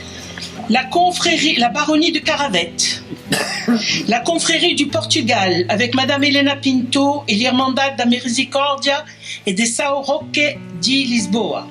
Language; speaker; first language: French; native; French